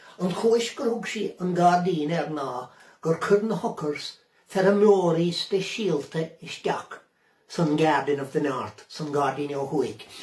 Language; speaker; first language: Irish; native; Irish